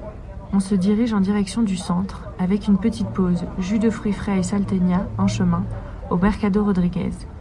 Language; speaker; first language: French; native; French